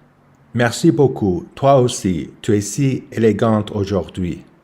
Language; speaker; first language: French; non-native, learner; English